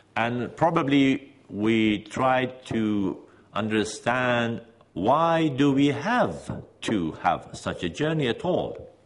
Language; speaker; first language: English; non-native, fluent; Persian